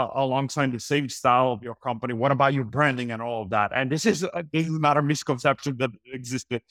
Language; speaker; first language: English; non-native, fluent; Italian